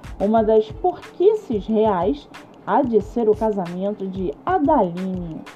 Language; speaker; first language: Portuguese; native; Portuguese